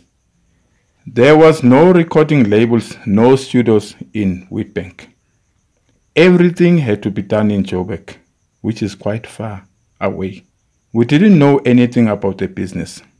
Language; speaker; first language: English; non-native, local second language; Zulu